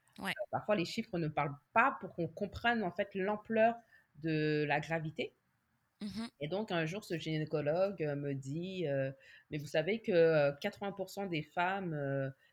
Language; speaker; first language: French; native; French